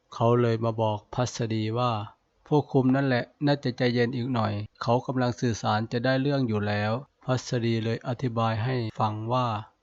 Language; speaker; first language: Thai; native; Thai